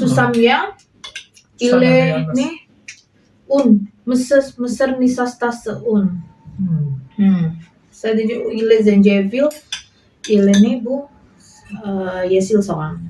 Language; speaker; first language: Turkish; non-native, learner; Indonesian